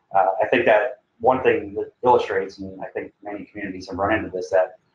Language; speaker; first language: English; native; English